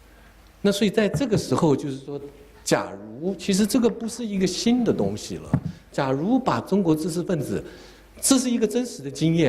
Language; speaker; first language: Chinese; native; Chinese